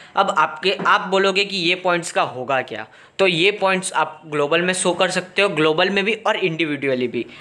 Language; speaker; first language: Hindi; non-native, local second language; Gujarati